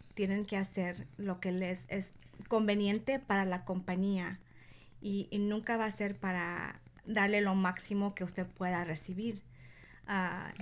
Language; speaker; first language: Spanish; early bilingual, heritage; Spanish